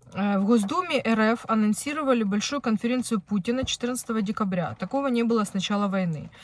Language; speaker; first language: Russian; non-native, local second language; Ukrainian